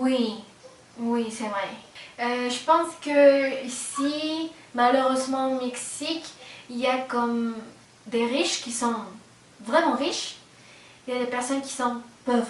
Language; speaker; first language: French; non-native, fluent; Spanish